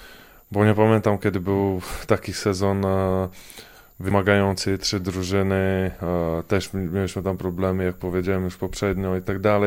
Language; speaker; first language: Polish; non-native, fluent; Czech